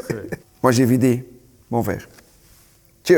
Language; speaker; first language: French; non-native, local second language; Dutch